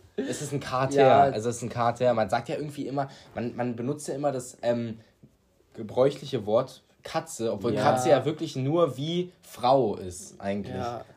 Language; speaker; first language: German; early bilingual, other home language; Greek